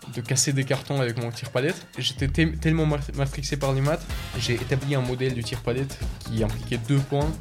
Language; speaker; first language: French; early bilingual, other home language; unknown